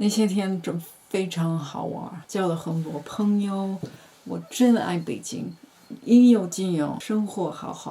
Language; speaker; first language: Chinese; non-native, learner; Dutch